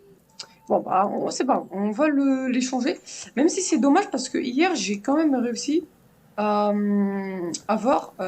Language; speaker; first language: French; native; French